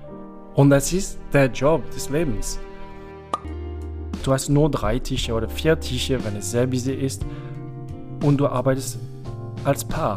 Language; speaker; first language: German; non-native, fluent; French